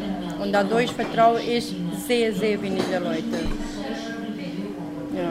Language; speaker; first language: German; non-native, fluent; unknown